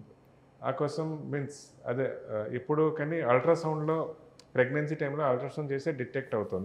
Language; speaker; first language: Telugu; non-native, learner; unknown